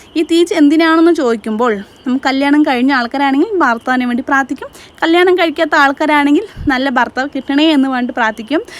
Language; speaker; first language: Malayalam; non-native, fluent; Nepali